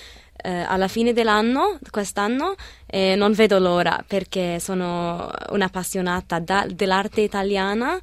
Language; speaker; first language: Italian; non-native, learner; Arabic